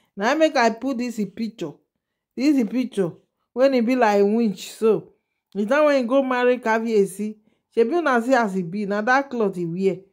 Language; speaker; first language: Nigerian Pidgin; native; Nigerian Pidgin